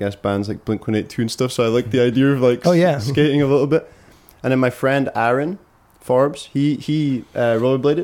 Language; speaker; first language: English; native; English